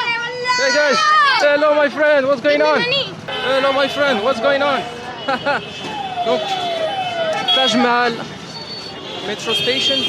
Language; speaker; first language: English; non-native, learner; French